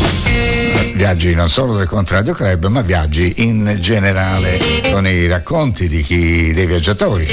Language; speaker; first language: Italian; native; Italian